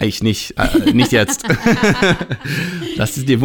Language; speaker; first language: German; non-native, fluent; Hebrew